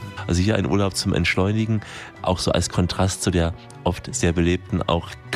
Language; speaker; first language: German; native; German